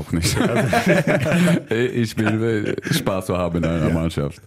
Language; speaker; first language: German; non-native, learner; Swedish